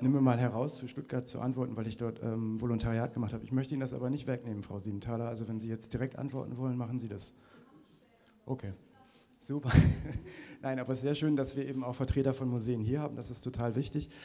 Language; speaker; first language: German; native; German